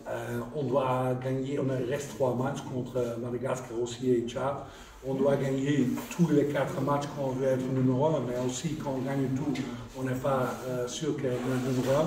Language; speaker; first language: French; non-native, fluent; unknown